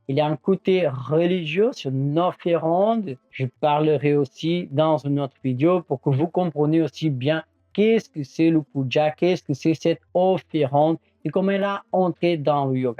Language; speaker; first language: French; non-native, fluent; Portuguese